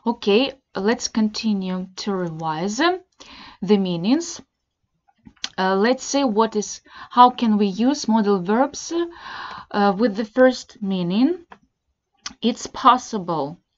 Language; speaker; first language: English; non-native, fluent; Russian